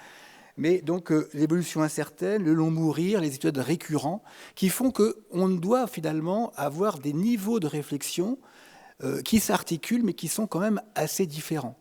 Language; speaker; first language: French; native; French